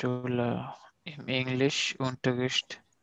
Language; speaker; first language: German; non-native, learner; Urdu